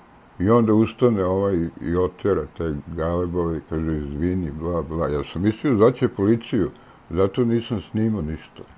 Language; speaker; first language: Serbian; native; Serbian